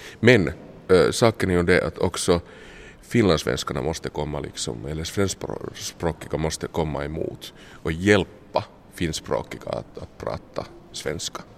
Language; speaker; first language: Swedish; non-native, local second language; Finnish